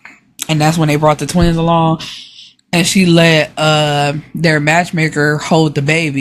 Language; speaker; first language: English; native; English